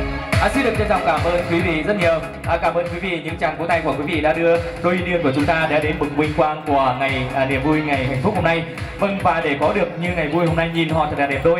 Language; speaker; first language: Vietnamese; native; Vietnamese